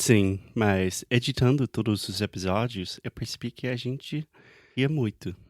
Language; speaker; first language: Portuguese; non-native, fluent; English